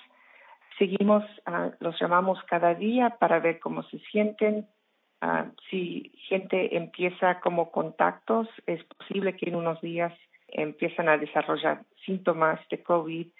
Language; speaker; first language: Spanish; early bilingual, heritage; English